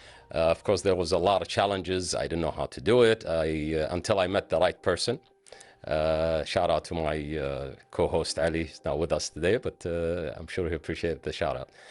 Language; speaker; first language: English; non-native, fluent; Arabic